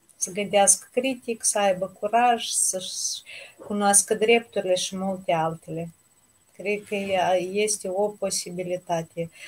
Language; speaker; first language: Romanian; native; Romanian